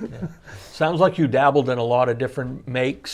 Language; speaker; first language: English; native; English